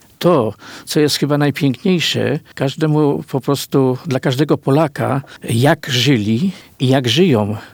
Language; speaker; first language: Polish; native; Polish